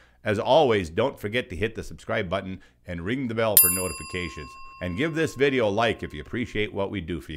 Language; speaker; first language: English; native; English